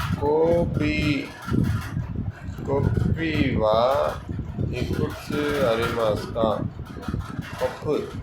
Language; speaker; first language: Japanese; non-native, learner; Tamil